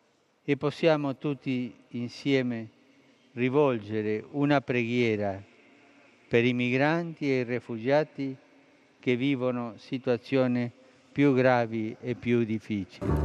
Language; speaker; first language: Italian; non-native, fluent; Spanish